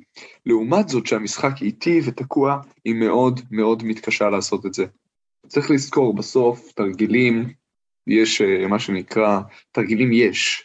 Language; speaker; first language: Hebrew; native; Hebrew